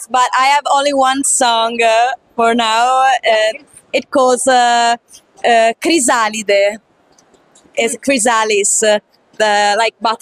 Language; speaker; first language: English; non-native, fluent; Italian